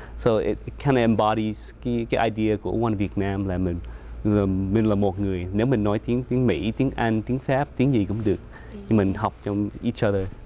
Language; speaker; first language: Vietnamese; early bilingual, heritage; Vietnamese